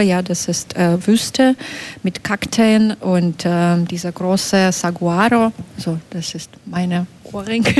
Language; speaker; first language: German; non-native, fluent; Belarusian